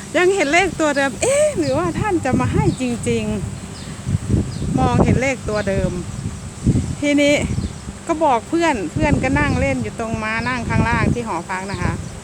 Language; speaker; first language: Thai; non-native, local second language; Northeastern Thai